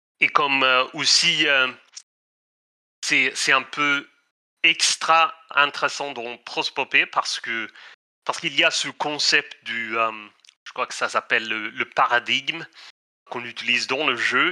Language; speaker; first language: French; non-native, fluent; Swedish